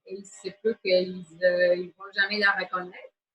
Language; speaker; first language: French; native; French